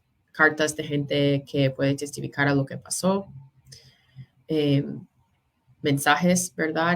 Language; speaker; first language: Spanish; non-native, fluent; English